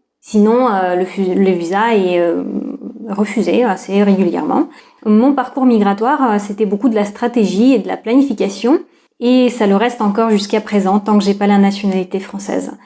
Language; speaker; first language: French; non-native, fluent; Russian